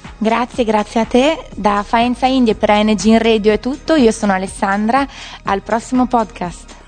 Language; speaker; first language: Italian; native; Italian